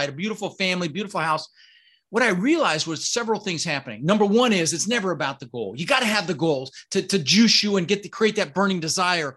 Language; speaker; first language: English; early bilingual, other home language; Dutch